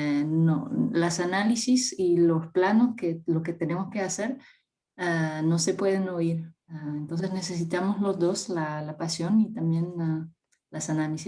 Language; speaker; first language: Spanish; non-native, fluent; French